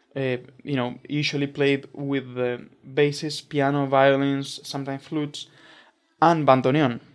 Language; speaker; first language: English; non-native, fluent; Spanish